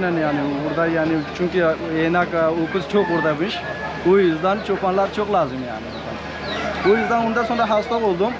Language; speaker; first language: Turkish; non-native, learner; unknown